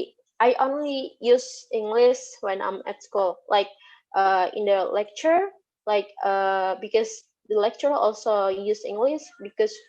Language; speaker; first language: English; non-native, fluent; Indonesian